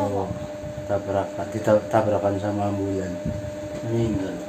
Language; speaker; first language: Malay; non-native, local second language; Javanese